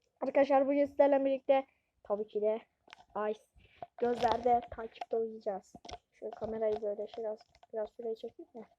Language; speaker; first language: Turkish; native; Turkish